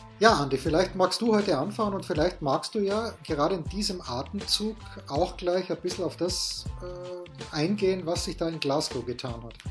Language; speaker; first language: German; native; German